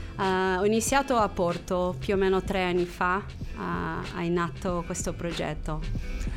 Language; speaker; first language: Italian; non-native, learner; Portuguese